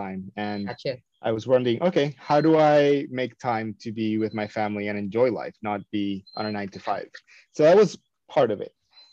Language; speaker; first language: English; non-native, fluent; Spanish